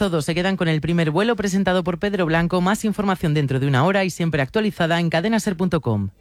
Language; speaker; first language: Spanish; native; Spanish